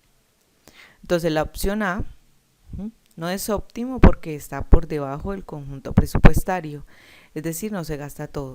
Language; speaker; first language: Spanish; native; Spanish